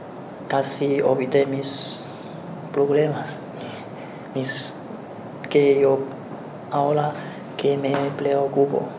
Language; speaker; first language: Spanish; non-native, learner; Chinese